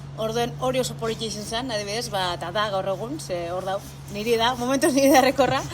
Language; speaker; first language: Basque; native; Basque